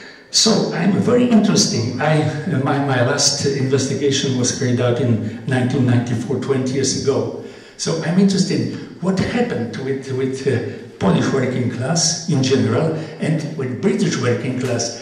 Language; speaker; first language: English; non-native, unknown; Polish